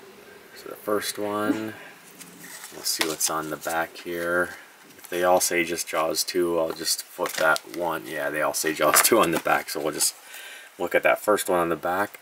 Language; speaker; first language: English; native; English